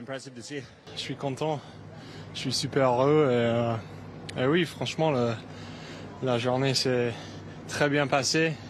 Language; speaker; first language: French; non-native, fluent; English